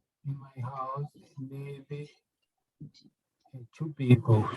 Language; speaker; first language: English; non-native, learner; Portuguese